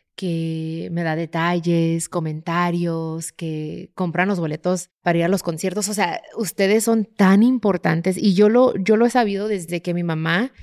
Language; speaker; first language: Spanish; early bilingual, other home language; English